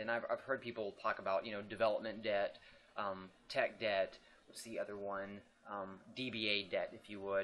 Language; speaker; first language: English; native; English